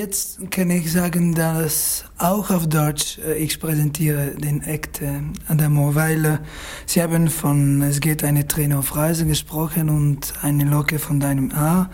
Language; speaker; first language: German; non-native, learner; French